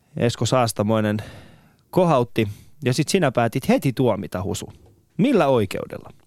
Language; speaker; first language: Finnish; non-native, fluent; Persian